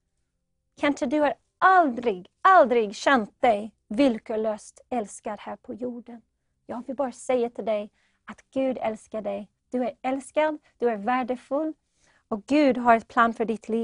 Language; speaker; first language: Swedish; non-native, fluent; English